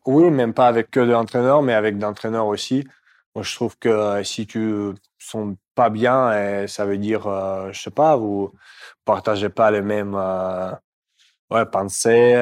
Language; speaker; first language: French; non-native, fluent; Russian